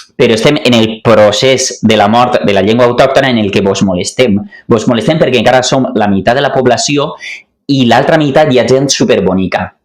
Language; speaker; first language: Catalan; native; Catalan